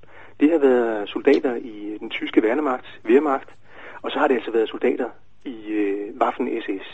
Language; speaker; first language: Danish; native; Danish